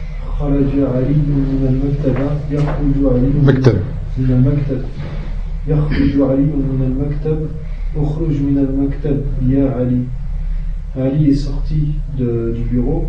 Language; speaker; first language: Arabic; non-native, learner; French